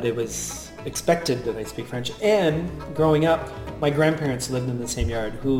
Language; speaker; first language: English; non-native, local second language; French